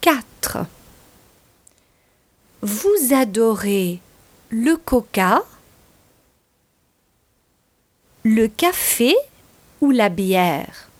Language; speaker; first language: French; non-native, fluent; English